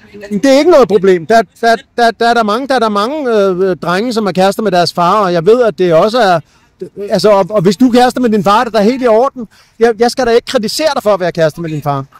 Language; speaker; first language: Danish; native; Danish